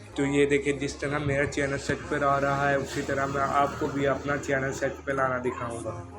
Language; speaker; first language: Urdu; non-native, local second language; Punjabi